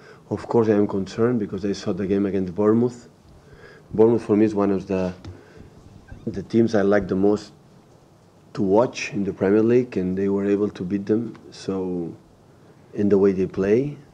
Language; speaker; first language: English; non-native, fluent; Catalan